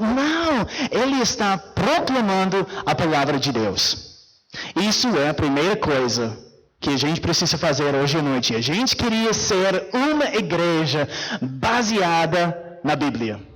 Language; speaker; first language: Portuguese; non-native, fluent; English